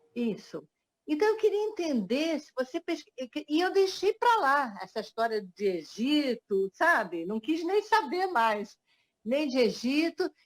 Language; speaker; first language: Portuguese; early bilingual, other home language; French